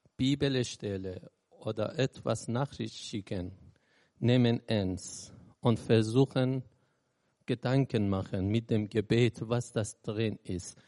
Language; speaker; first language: German; non-native, learner; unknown